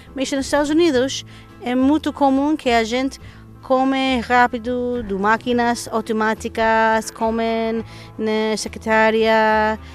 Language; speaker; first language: Portuguese; non-native, learner; English